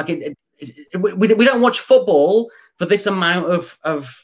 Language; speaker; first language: English; native; English